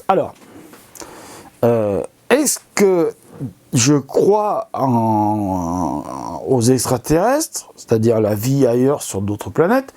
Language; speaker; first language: French; native; French